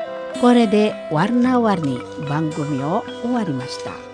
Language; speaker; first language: Japanese; non-native, fluent; Indonesian